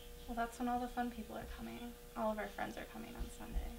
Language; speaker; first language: English; native; English